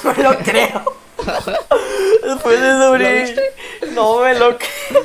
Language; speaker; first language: Spanish; native; Spanish